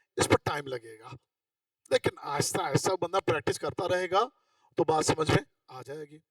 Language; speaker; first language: Urdu; non-native, local second language; Punjabi